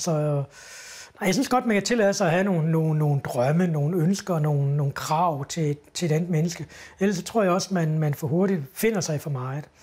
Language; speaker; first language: Danish; native; Danish